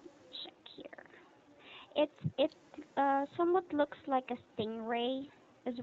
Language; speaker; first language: English; non-native, local second language; Filipino